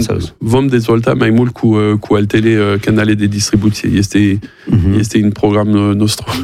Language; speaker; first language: Romanian; non-native, learner; French